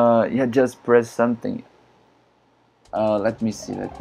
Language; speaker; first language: English; non-native, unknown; Portuguese